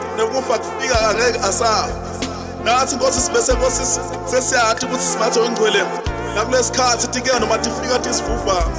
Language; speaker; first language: Zulu; non-native, local second language; Swati